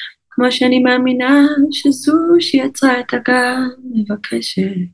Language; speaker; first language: Hebrew; native; Hebrew